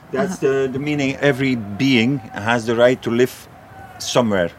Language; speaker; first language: English; non-native, fluent; Dutch